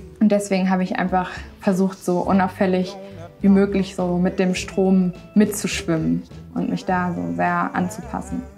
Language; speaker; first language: German; native; German